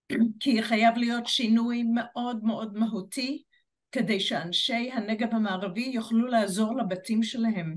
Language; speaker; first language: Hebrew; non-native, fluent; English